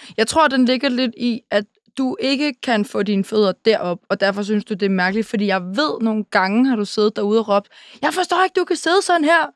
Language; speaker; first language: Danish; native; Danish